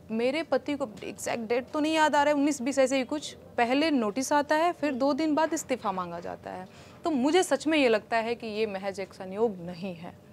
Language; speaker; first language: Hindi; non-native, local second language; Bhojpuri